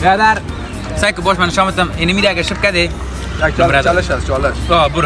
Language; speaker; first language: Persian; native; Persian